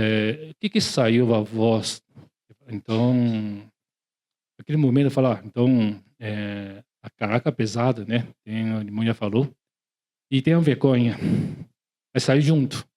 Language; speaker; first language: Portuguese; non-native, learner; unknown